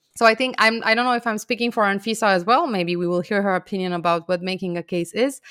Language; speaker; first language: English; non-native, fluent; Romanian